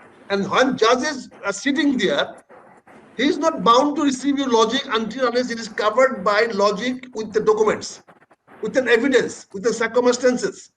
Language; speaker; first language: English; non-native, local second language; Bangla